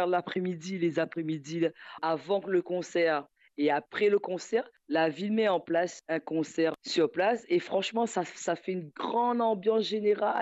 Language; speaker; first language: French; native; French